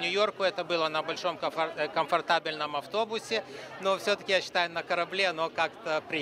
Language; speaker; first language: Russian; native; Russian